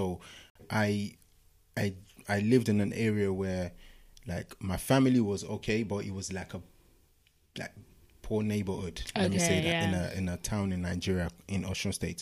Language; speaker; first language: English; non-native, local second language; Yoruba